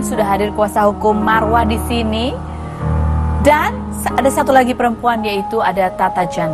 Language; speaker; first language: Indonesian; native; Indonesian